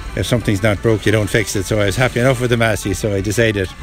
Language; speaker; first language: English; native; English